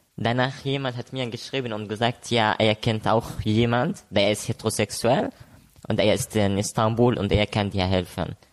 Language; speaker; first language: German; non-native, learner; Arabic